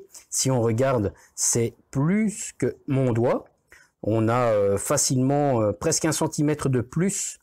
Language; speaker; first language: French; native; French